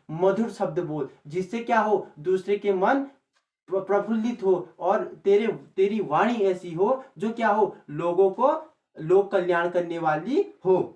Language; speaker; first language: Hindi; native; Hindi